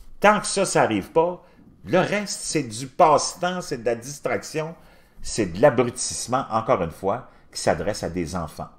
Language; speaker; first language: French; native; French